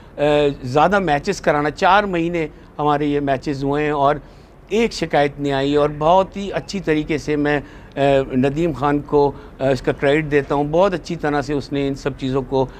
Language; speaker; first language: Urdu; native; Urdu